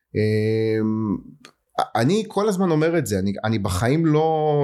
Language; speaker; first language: Hebrew; native; Hebrew